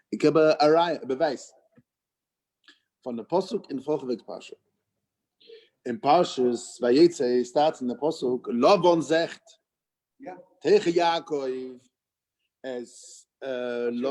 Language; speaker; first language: Dutch; non-native, fluent; English